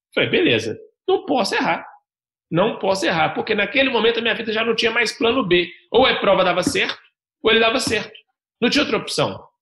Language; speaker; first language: Portuguese; native; Portuguese